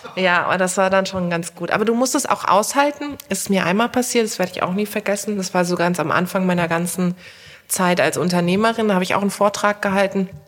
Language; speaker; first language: German; early bilingual, other home language; Turkish